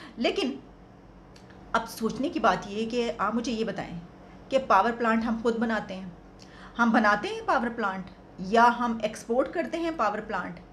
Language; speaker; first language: Urdu; native; Urdu